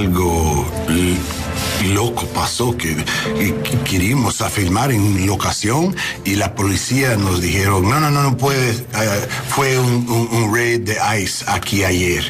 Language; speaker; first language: Spanish; non-native, learner; English